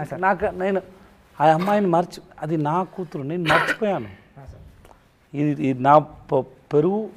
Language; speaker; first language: Telugu; non-native, learner; Tamil